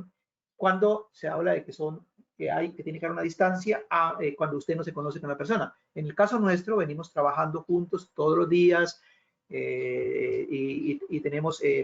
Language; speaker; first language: Spanish; native; Spanish